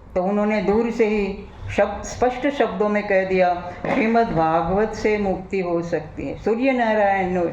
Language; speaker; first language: Hindi; non-native, local second language; Gujarati